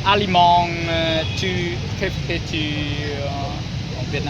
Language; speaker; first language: French; non-native, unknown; Vietnamese